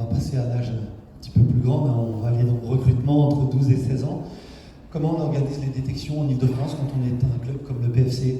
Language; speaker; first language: French; native; French